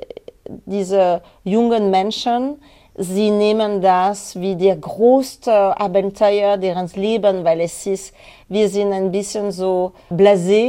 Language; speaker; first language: German; non-native, learner; French